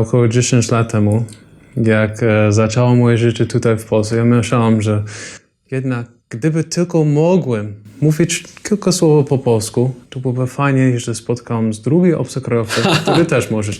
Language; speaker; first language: Polish; non-native, learner; English